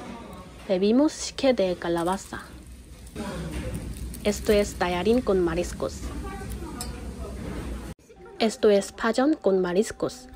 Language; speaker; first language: Spanish; non-native, learner; Korean